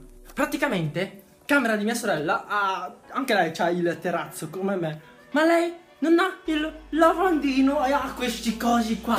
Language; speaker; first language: Italian; early bilingual, other home language; Chinese